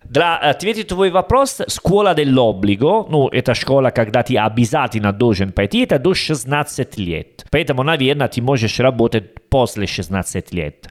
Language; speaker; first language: Russian; non-native, learner; Italian